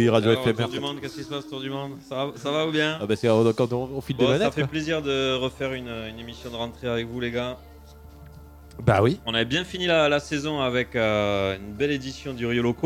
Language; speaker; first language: French; native; French